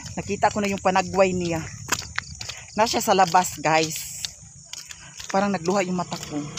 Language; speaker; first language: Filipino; non-native, local second language; Cebuano